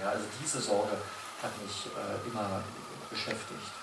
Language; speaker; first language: German; native; German